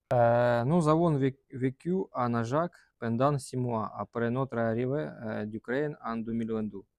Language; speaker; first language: French; non-native, learner; Russian